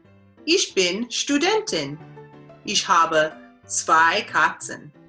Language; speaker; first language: German; non-native, learner; English